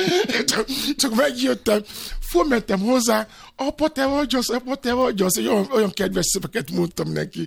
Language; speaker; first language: Hungarian; non-native, fluent; Yoruba